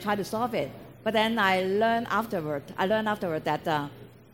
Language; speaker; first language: English; non-native, local second language; Cantonese